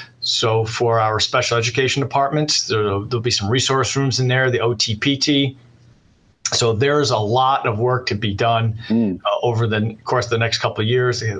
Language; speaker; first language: English; native; English